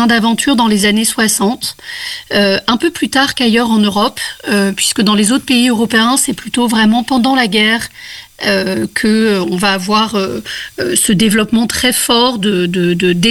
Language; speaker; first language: French; native; French